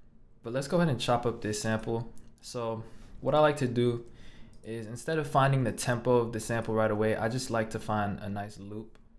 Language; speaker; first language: English; native; English